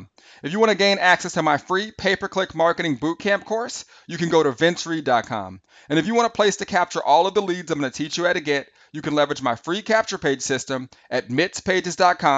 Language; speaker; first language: English; native; English